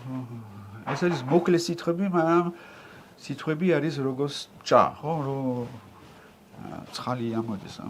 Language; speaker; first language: Georgian; non-native, learner; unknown